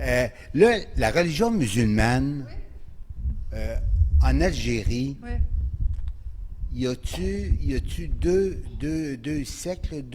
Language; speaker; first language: French; native; French